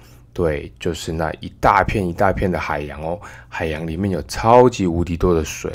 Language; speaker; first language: Chinese; native; Chinese